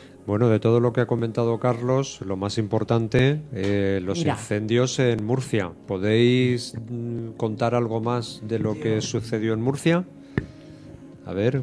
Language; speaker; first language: Spanish; native; Spanish